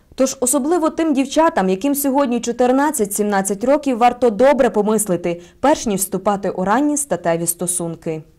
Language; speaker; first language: Ukrainian; native; Ukrainian